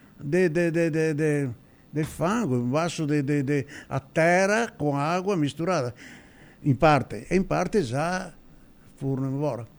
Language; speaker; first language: Portuguese; non-native, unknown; Italian